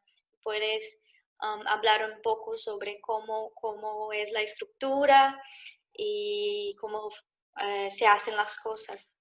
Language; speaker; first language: Spanish; non-native, learner; Portuguese